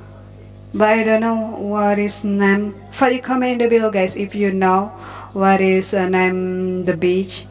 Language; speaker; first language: English; non-native, learner; Indonesian